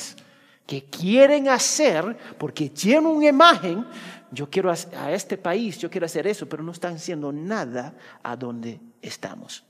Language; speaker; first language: Spanish; early bilingual, heritage; Spanish